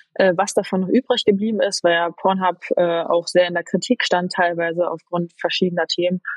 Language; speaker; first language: German; native; German